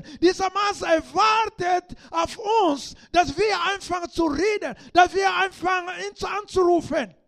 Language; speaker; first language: German; non-native, learner; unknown